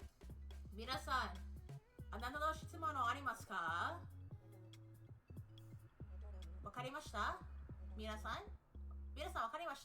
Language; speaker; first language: Japanese; non-native, learner; English